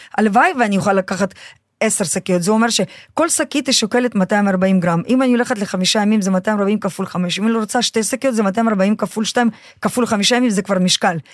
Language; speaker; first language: Hebrew; non-native, fluent; Russian